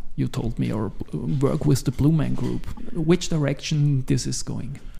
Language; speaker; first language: English; non-native, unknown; German